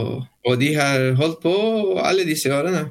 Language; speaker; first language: Norwegian; non-native, learner; Spanish